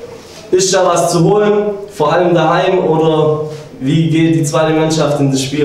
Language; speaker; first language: German; native; German